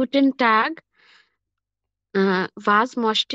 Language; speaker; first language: German; non-native, learner; Bangla